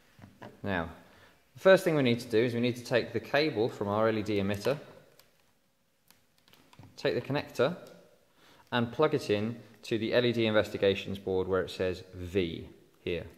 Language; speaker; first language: English; native; English